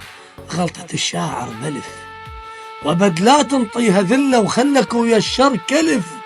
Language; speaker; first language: Arabic; native; Arabic